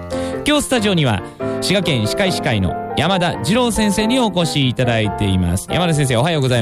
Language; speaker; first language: Japanese; native; Japanese